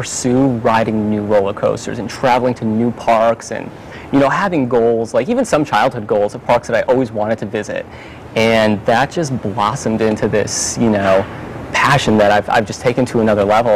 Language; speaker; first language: English; native; English